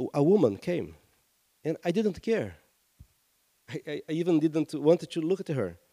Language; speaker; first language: English; non-native, fluent; Portuguese